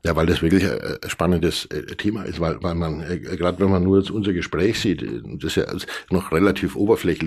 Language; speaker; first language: German; native; German